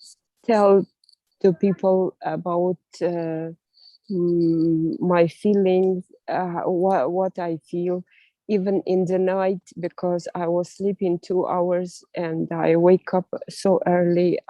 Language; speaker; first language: English; non-native, learner; Russian